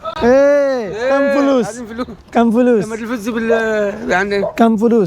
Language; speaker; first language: Arabic; non-native, learner; Bangla